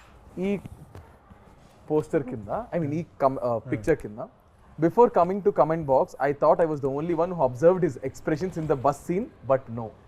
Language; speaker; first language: Telugu; native; Telugu